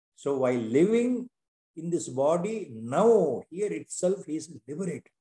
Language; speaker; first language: English; non-native, local second language; Kannada